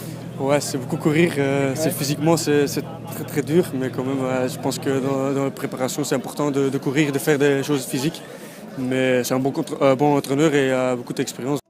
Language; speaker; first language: French; non-native, local second language; Dutch